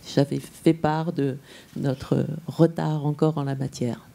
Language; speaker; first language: French; native; French